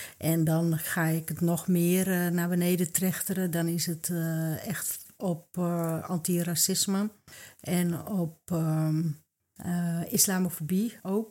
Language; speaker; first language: Dutch; early bilingual, other home language; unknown